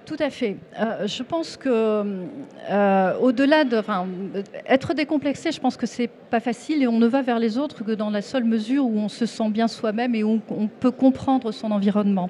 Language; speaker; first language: French; native; French